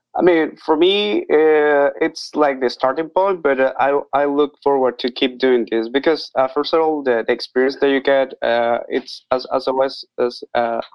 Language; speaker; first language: English; non-native, learner; Spanish